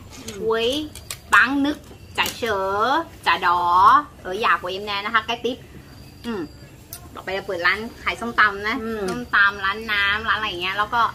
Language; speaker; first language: Vietnamese; non-native, learner; Thai